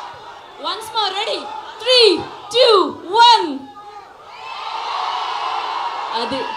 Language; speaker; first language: Telugu; native; Telugu